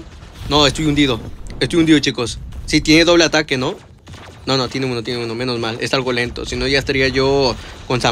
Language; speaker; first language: Spanish; native; Spanish